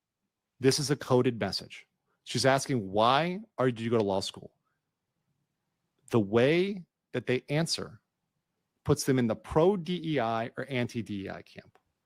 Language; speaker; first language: English; native; English